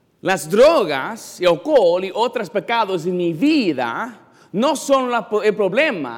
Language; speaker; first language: Spanish; non-native, learner; English